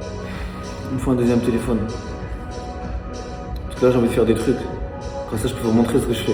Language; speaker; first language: French; non-native, local second language; Arabic